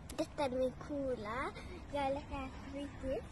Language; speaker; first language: Swedish; non-native, learner; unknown